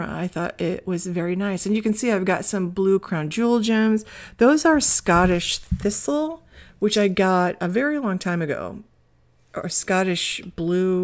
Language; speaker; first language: English; native; English